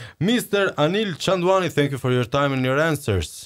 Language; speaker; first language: English; non-native, fluent; Albanian